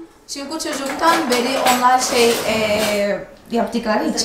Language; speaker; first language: Turkish; non-native, fluent; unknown